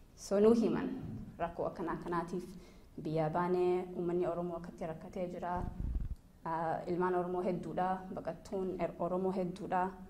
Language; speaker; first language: Oromo; early bilingual, heritage; Oromo